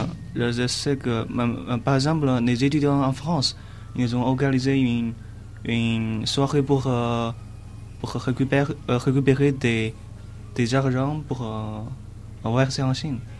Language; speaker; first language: French; non-native, learner; Chinese